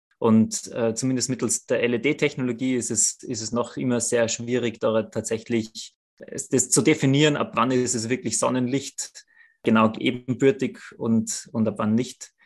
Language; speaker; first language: German; native; German